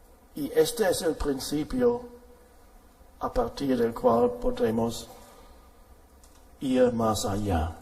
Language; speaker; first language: Spanish; non-native, fluent; German